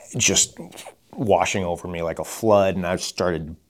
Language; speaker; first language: English; native; English